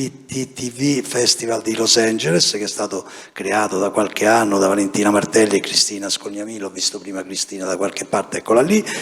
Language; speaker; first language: Italian; native; Italian